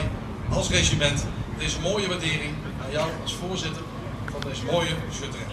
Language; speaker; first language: Dutch; native; Dutch